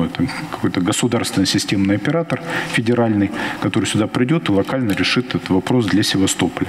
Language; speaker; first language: Russian; native; Russian